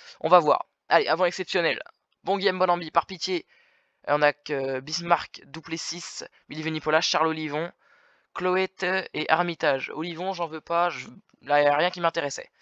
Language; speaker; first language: French; native; French